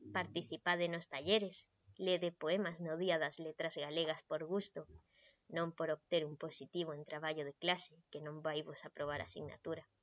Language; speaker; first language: Galician; non-native, local second language; Spanish